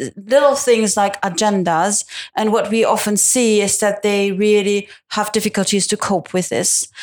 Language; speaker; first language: English; non-native, fluent; Italian